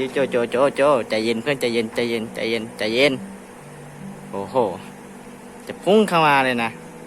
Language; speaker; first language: Thai; native; Thai